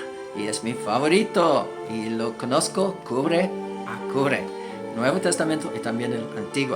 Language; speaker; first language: Spanish; non-native, fluent; English